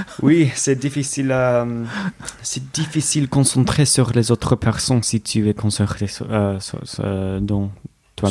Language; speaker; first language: French; non-native, learner; English